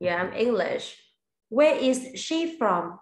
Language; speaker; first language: English; non-native, fluent; Vietnamese